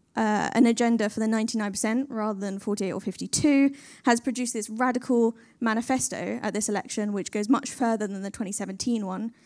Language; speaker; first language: English; native; English